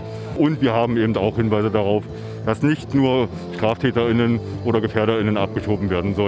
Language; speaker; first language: German; native; German